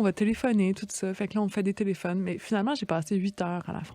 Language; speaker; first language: French; native; French